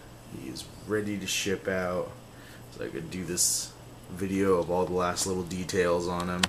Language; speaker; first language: English; native; English